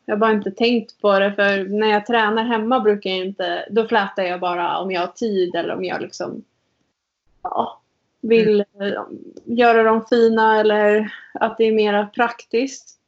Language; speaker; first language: Swedish; native; Swedish